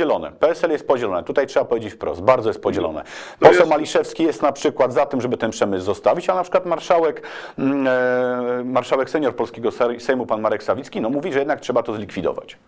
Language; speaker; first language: Polish; native; Polish